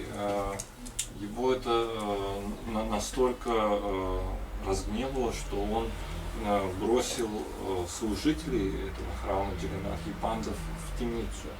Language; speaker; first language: Russian; native; Russian